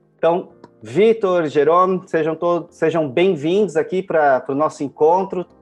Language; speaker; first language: Portuguese; native; Portuguese